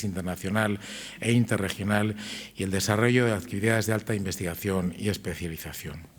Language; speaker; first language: Spanish; native; Spanish